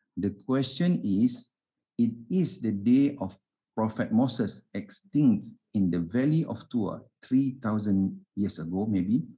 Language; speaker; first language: English; non-native, local second language; Malay